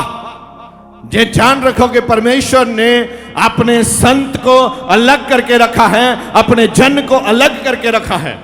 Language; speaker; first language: Hindi; non-native, local second language; Punjabi